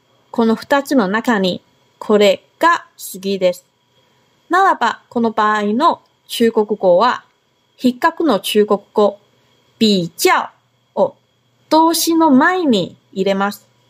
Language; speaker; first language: Japanese; non-native, fluent; Chinese